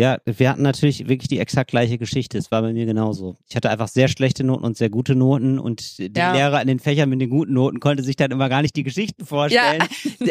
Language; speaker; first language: German; native; German